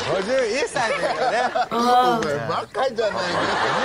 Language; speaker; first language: Japanese; native; Japanese